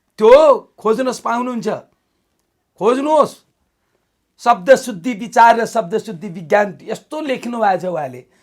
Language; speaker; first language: Nepali; native; Nepali